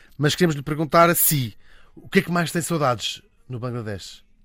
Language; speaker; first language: Portuguese; native; Portuguese